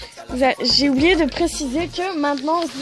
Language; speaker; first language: French; native; French